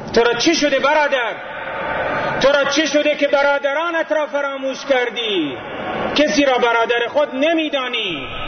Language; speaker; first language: Persian; native; Persian